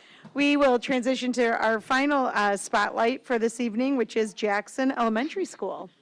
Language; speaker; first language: English; native; English